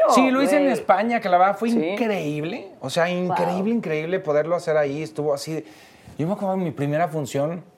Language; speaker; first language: Spanish; native; Spanish